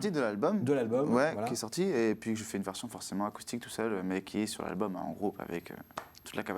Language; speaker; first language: French; native; French